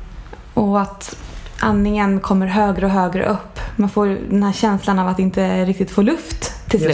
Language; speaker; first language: Swedish; native; Swedish